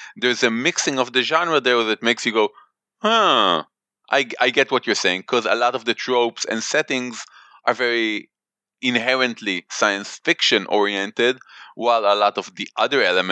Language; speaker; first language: English; non-native, fluent; Hebrew